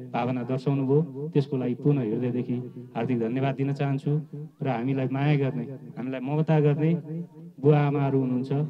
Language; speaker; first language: Nepali; native; Nepali